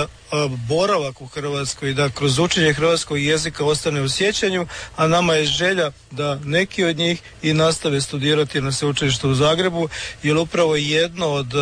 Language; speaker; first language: Serbian; native; Serbian